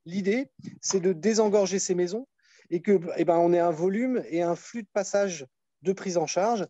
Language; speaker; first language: French; native; French